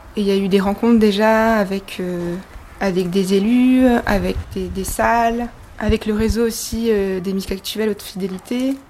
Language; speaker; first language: French; native; French